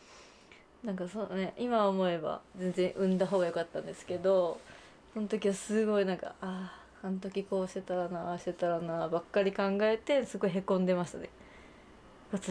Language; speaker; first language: Japanese; native; Japanese